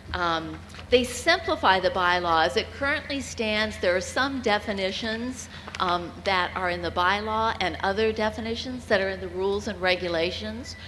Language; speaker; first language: English; native; English